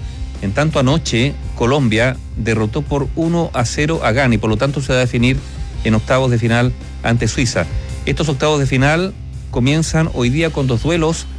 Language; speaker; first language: Spanish; native; Spanish